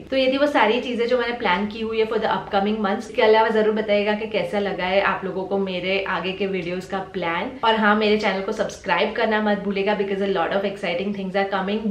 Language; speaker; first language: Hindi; non-native, local second language; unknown